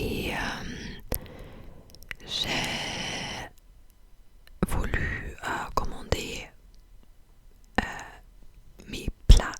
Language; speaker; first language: French; non-native, fluent; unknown